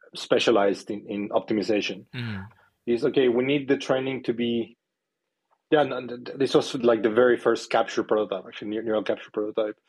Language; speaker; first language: English; non-native, fluent; Spanish